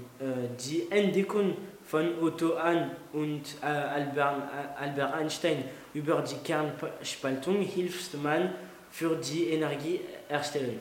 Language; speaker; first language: German; non-native, learner; French